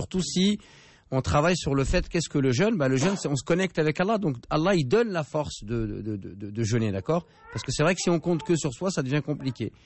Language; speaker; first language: French; native; French